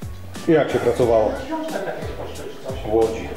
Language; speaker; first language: Polish; native; Polish